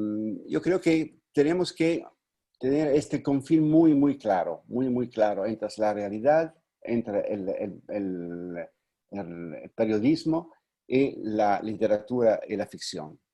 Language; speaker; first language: Spanish; non-native, fluent; Italian